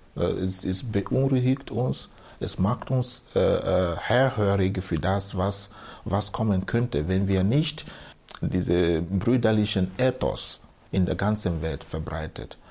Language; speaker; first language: German; non-native, fluent; Igbo